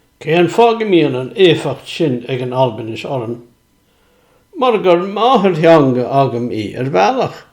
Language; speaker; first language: Irish; non-native, fluent; Swiss German